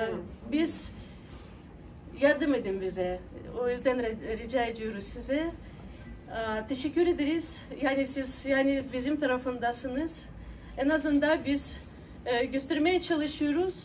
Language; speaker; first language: Turkish; non-native, learner; Ukrainian